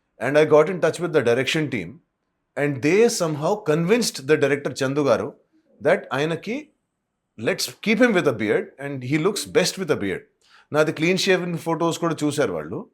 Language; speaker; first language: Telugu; non-native, local second language; Hindi